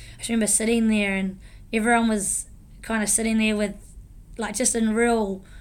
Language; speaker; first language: English; native; English